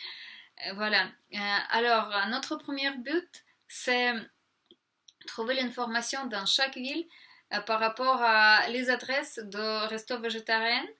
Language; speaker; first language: French; non-native, fluent; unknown